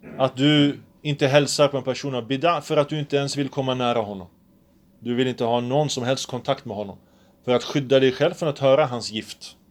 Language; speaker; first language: Swedish; early bilingual, other home language; Arabic